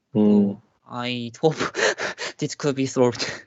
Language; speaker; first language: English; non-native, learner; Korean